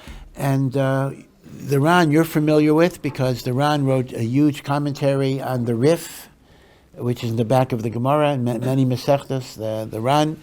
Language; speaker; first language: English; native; English